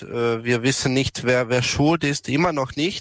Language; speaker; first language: German; non-native, learner; Serbian